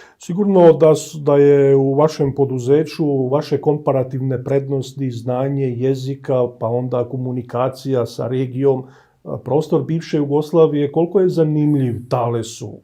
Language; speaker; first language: Bosnian; native; Bosnian